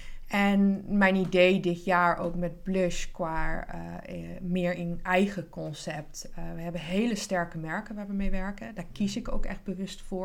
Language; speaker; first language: Dutch; non-native, fluent; English